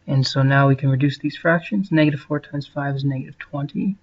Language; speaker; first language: English; native; English